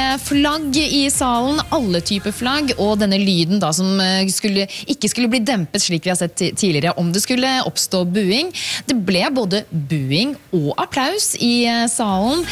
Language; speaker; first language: Norwegian; native; Norwegian